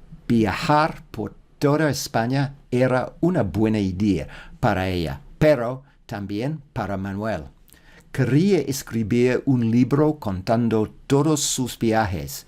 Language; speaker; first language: Spanish; non-native, learner; English